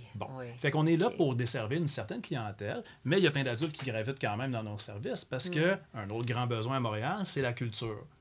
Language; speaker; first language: French; native; French